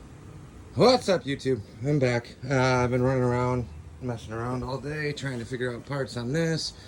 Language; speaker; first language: English; native; English